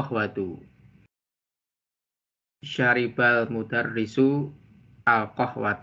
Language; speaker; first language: Arabic; non-native, learner; Indonesian